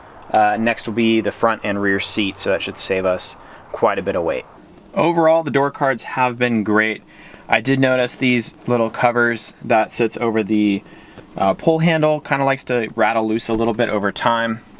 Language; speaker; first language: English; native; English